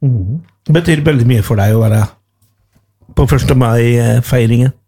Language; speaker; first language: Norwegian; non-native, fluent; Spanish